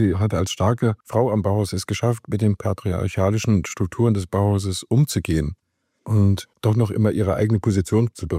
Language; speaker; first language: German; native; German